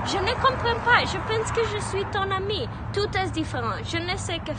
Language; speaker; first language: French; non-native, learner; English